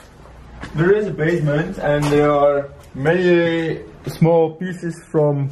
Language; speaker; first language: English; non-native, learner; Dutch